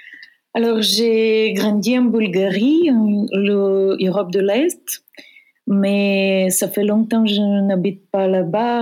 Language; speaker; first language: French; non-native, fluent; Bulgarian